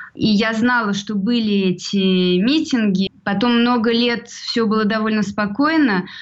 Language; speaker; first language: Russian; early bilingual, heritage; Russian